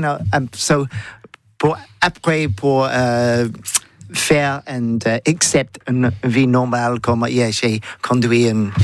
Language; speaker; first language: French; non-native, learner; English